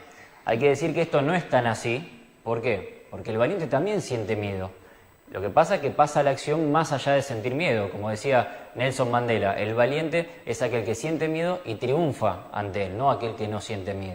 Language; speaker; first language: Spanish; native; Spanish